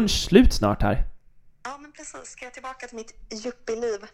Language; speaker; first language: Swedish; native; Swedish